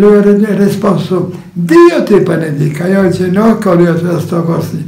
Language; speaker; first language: Italian; non-native, learner; Polish